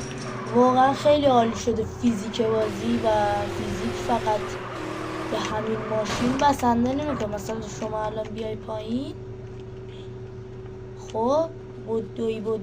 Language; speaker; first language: Persian; native; Persian